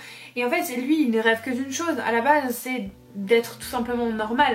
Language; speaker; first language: French; native; French